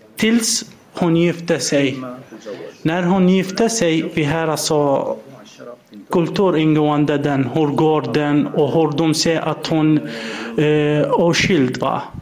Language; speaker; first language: Swedish; non-native, learner; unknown